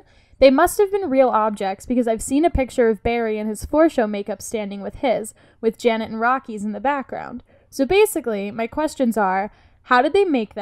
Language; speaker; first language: English; native; English